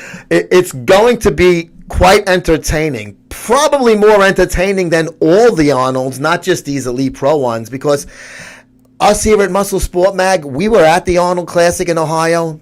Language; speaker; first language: English; native; English